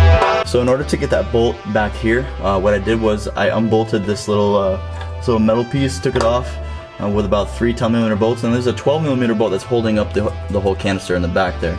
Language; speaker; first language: English; native; English